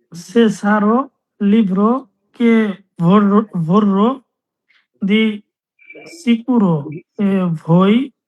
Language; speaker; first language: Italian; non-native, learner; Bangla